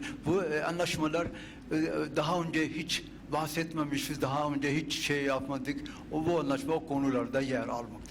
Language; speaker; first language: Turkish; non-native, fluent; Urdu